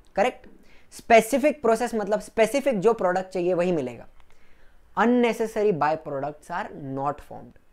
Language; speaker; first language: Hindi; non-native, local second language; Gujarati